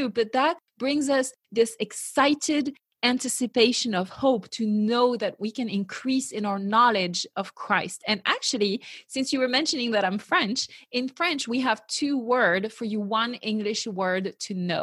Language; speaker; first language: English; non-native, fluent; French